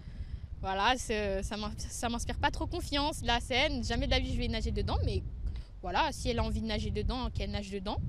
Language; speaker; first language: French; native; French